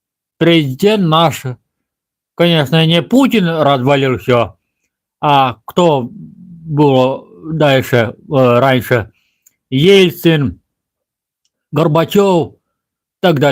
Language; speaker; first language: Russian; non-native, local second language; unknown